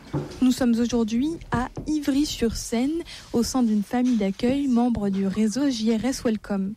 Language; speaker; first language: French; native; French